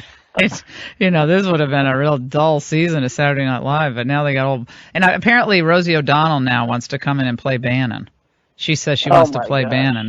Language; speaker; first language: English; native; English